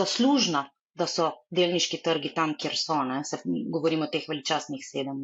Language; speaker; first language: Slovenian; native; Slovenian